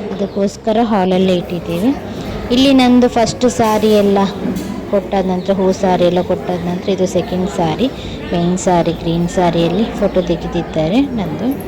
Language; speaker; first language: Kannada; non-native, local second language; Tulu